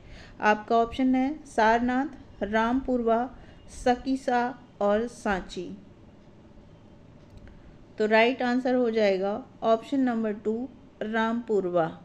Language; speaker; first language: Hindi; native; Hindi